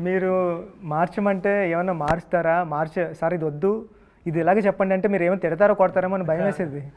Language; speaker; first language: Telugu; native; Telugu